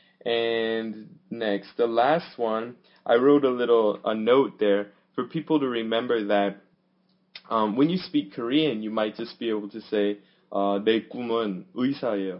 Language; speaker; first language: English; native; English